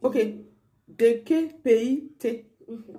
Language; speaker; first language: French; non-native, learner; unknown